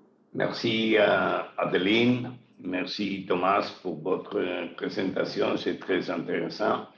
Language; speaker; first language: French; non-native, learner; Spanish